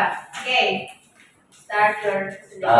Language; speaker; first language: English; non-native, learner; Indonesian